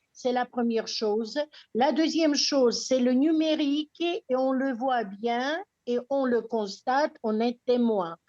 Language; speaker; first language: French; non-native, fluent; Russian